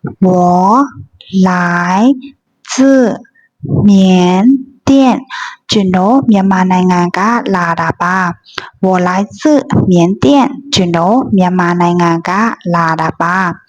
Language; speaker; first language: Chinese; non-native, fluent; Burmese